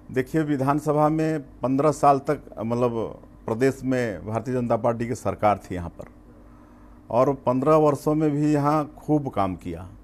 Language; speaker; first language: Hindi; native; Hindi